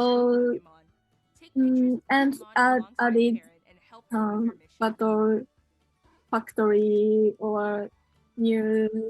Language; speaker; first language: English; non-native, learner; Japanese